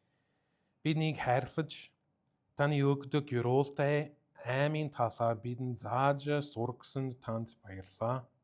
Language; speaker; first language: Mongolian; non-native, learner; English